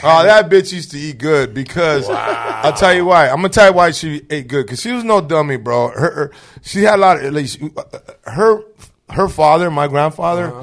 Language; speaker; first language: English; early bilingual, other home language; Spanish